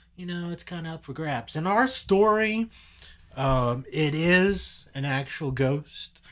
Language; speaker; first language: English; native; English